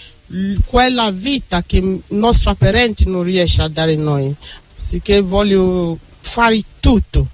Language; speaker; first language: Italian; non-native, learner; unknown